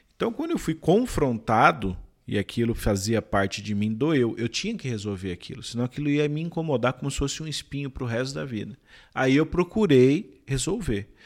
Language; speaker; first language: Portuguese; native; Portuguese